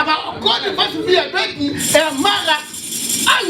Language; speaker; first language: German; non-native, learner; French